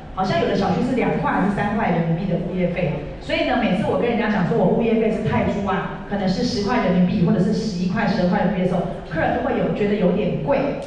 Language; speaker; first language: Chinese; native; Chinese